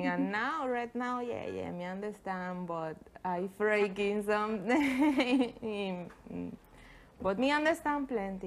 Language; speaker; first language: English; non-native, learner; Spanish